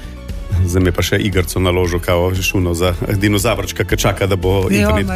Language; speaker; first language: Slovenian; native; Slovenian